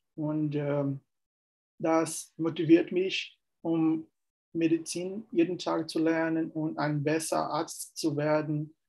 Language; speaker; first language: German; non-native, learner; Portuguese